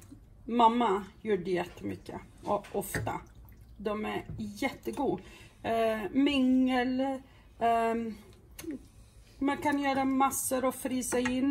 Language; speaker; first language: Swedish; non-native, fluent; Portuguese